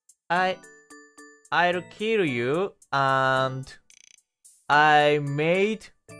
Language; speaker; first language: English; non-native, learner; Japanese